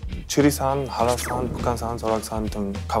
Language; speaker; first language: Korean; non-native, learner; English